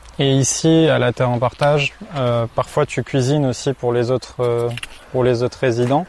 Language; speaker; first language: French; native; French